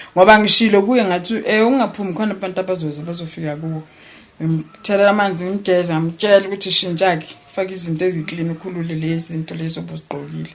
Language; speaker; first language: Zulu; native; Zulu